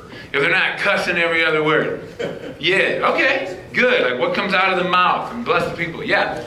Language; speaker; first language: English; native; English